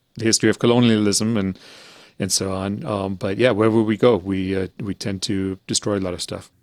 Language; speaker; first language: English; early bilingual, other home language; German